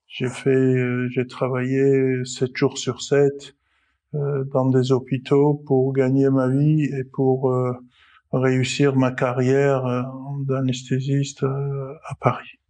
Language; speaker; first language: French; non-native, fluent; Armenian